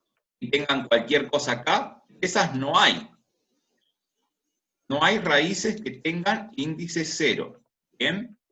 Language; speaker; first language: Spanish; native; Spanish